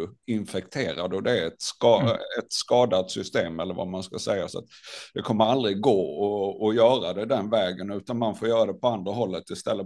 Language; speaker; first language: Swedish; native; Swedish